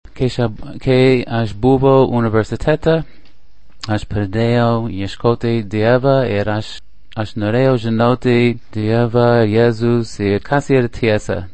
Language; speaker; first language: Lithuanian; non-native, learner; English